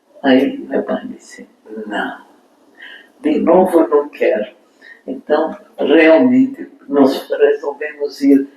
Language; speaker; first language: Portuguese; non-native, fluent; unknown